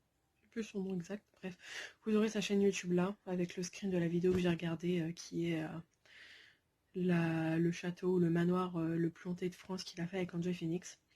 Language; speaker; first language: French; native; French